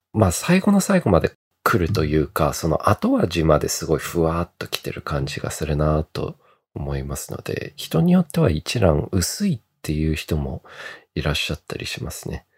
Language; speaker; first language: Japanese; early bilingual, heritage; Japanese